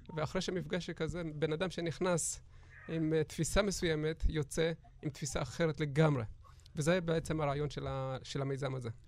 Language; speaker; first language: Hebrew; native; Hebrew